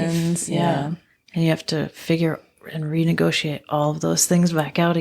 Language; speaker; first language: English; native; English